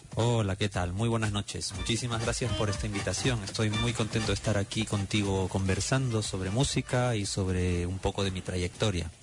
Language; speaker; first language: Spanish; native; Spanish